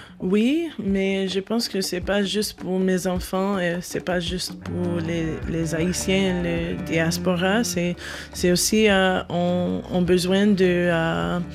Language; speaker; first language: French; non-native, learner; English